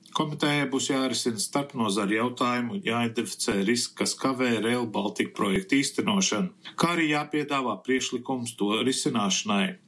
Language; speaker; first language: Latvian; early bilingual, heritage; Latvian